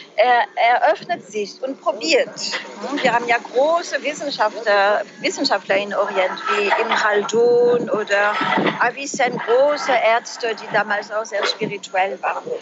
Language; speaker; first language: German; non-native, fluent; French